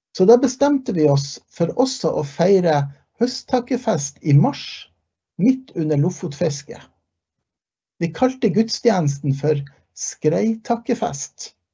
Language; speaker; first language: Norwegian; early bilingual, heritage; Norwegian